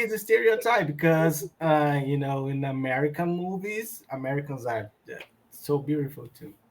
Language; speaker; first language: English; non-native, learner; Portuguese